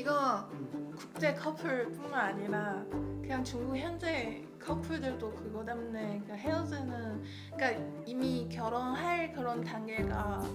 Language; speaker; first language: Korean; non-native, fluent; Chinese